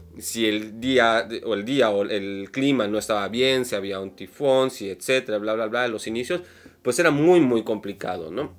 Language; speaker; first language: Spanish; native; Spanish